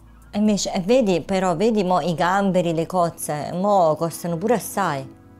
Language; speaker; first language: Italian; native; Italian